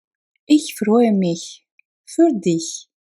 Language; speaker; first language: German; non-native, fluent; Russian